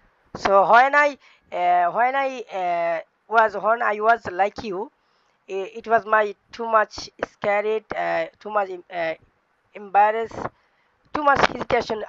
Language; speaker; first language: English; non-native, learner; Bangla